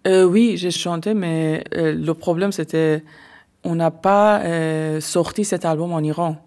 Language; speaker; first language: French; non-native, learner; Persian